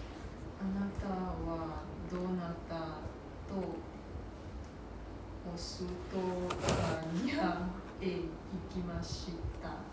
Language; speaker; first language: Japanese; non-native, learner; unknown